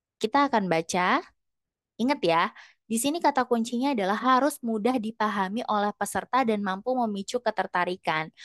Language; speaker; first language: Indonesian; native; Indonesian